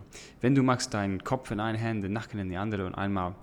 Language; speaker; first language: German; non-native, learner; English